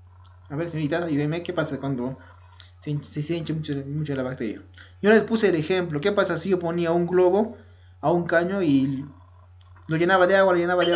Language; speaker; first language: Spanish; native; Spanish